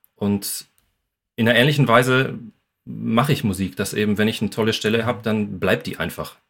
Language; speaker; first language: German; native; German